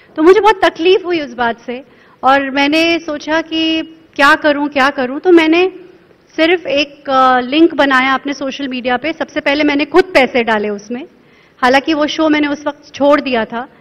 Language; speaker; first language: Hindi; native; Hindi